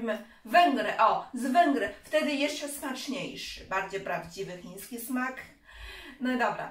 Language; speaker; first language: Polish; non-native, learner; Chinese